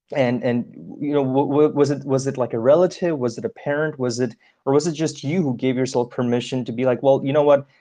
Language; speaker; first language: English; early bilingual, other home language; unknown